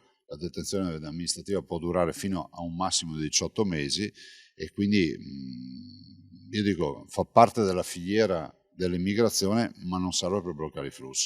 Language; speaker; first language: Italian; native; Italian